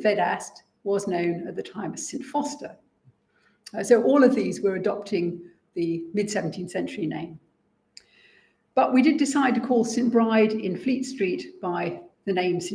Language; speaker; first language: English; native; English